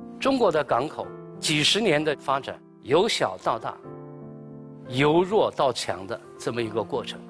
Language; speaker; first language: Chinese; native; Chinese